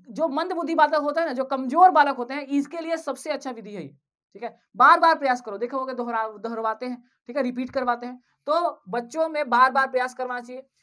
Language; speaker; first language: Hindi; native; Hindi